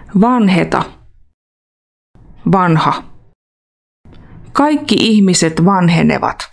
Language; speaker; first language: Finnish; non-native, fluent; Russian